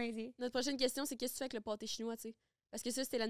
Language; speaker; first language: French; native; French